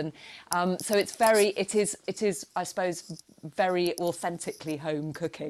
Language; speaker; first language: English; native; English